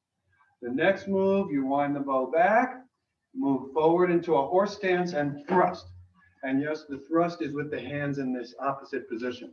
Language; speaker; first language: English; native; English